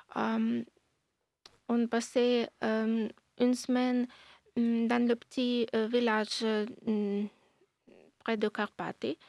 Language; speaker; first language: French; non-native, learner; Ukrainian